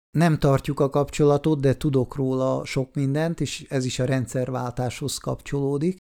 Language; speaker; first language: Hungarian; non-native, fluent; Swiss German